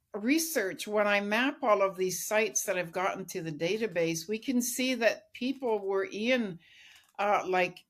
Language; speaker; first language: English; native; English